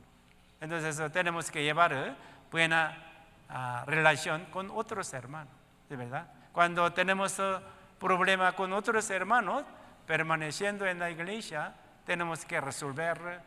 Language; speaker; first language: Spanish; non-native, learner; Korean